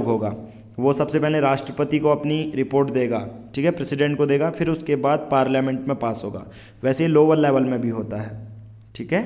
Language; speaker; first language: Hindi; native; Hindi